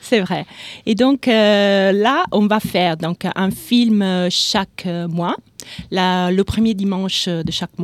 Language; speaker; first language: French; non-native, fluent; Italian